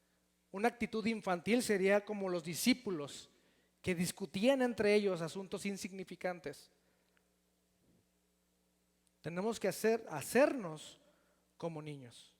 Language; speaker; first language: Spanish; native; Spanish